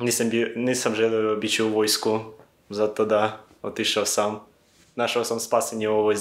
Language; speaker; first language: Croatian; non-native, learner; Ukrainian